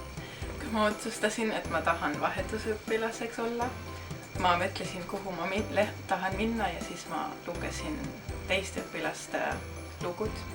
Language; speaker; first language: Estonian; non-native, learner; German